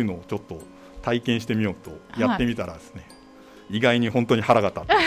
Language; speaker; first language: Japanese; native; Japanese